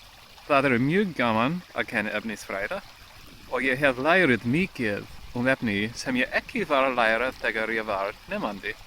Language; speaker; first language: Icelandic; non-native, learner; English